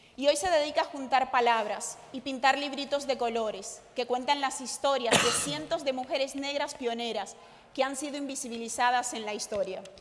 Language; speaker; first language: Spanish; native; Spanish